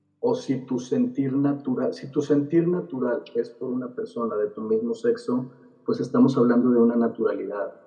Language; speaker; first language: Spanish; native; Spanish